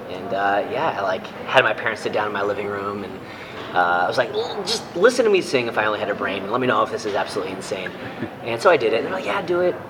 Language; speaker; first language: English; native; English